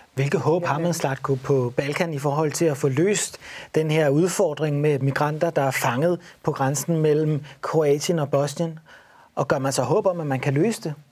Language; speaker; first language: Danish; native; Danish